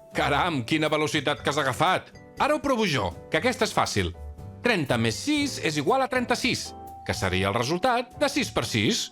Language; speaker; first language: Catalan; native; Catalan